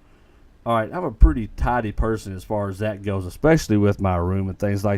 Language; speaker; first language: English; native; English